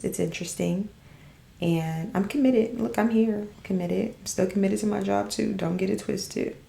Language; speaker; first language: English; native; English